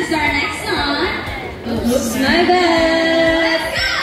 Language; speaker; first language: English; non-native, local second language; Filipino